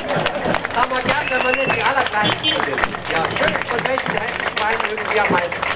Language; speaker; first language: German; native; German